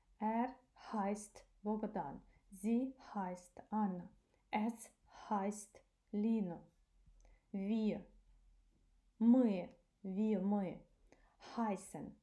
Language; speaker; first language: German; non-native, fluent; Ukrainian